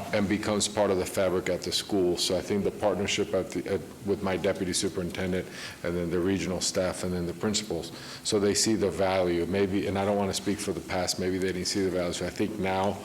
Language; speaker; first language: English; early bilingual, other home language; Spanish